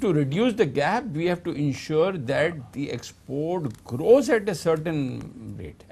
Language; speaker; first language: English; non-native, local second language; Urdu